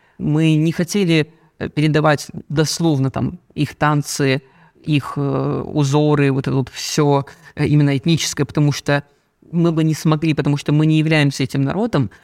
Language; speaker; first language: Russian; native; Russian